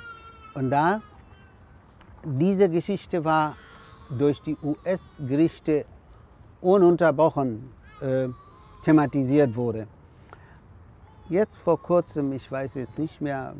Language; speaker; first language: German; non-native, fluent; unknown